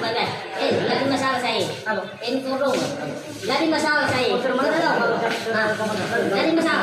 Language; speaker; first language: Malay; non-native, local second language; Nias